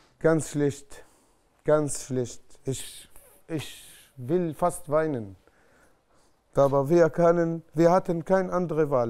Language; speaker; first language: German; non-native, learner; Arabic